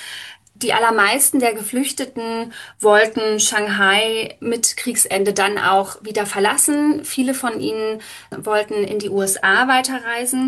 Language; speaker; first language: German; native; German